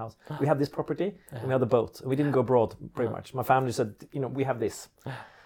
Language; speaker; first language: English; non-native, fluent; Norwegian